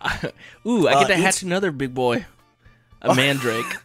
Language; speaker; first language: English; native; English